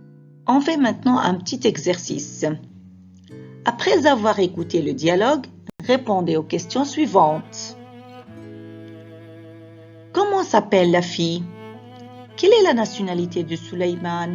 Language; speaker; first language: French; non-native, fluent; Arabic